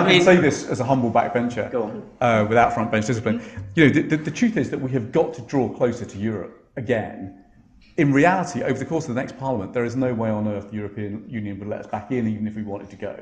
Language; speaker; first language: English; native; English